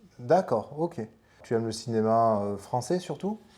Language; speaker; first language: French; native; French